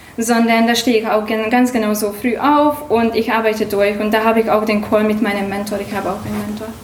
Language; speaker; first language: German; non-native, fluent; Hungarian